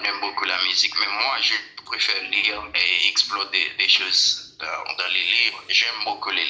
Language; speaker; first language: French; non-native, local second language; Haitian Creole